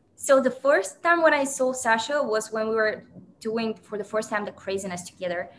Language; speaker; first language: English; non-native, fluent; Bulgarian